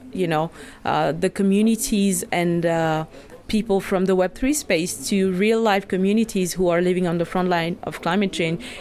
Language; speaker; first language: English; non-native, fluent; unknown